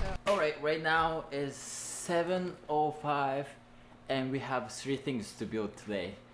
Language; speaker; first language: English; non-native, fluent; Japanese